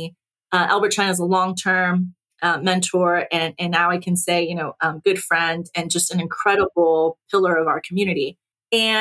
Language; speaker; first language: English; early bilingual, other home language; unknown